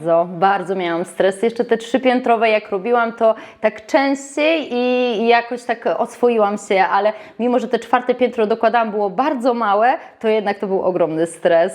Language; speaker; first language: Polish; native; Polish